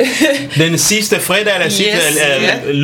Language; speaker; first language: Danish; non-native, fluent; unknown